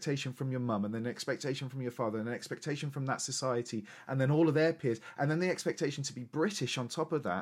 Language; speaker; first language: English; native; English